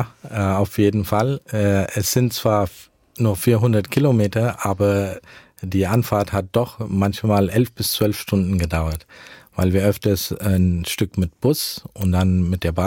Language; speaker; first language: German; early bilingual, heritage; German